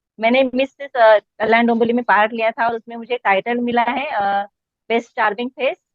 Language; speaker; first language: Hindi; non-native, local second language; Marathi